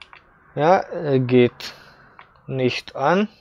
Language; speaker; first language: German; non-native, fluent; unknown